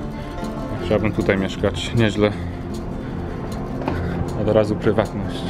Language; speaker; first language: Polish; non-native, learner; English